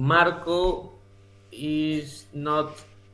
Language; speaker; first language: English; non-native, learner; Spanish